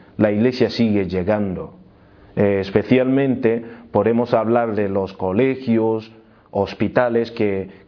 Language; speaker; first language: Spanish; non-native, fluent; Igbo